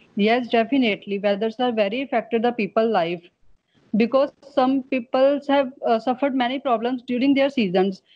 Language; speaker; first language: English; non-native, local second language; Punjabi